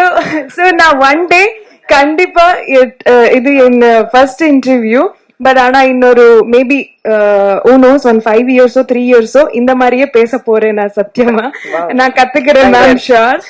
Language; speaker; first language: Tamil; non-native, learner; Kannada